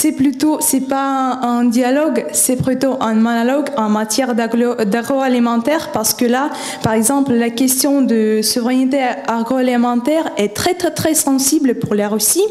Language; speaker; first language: French; non-native, fluent; Russian